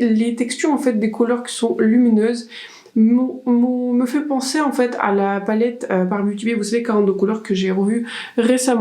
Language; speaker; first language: French; native; French